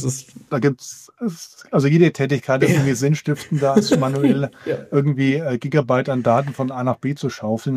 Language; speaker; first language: German; native; German